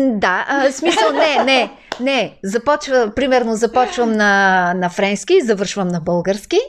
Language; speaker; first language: Bulgarian; native; Bulgarian